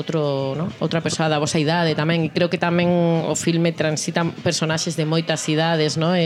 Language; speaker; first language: Galician; non-native, fluent; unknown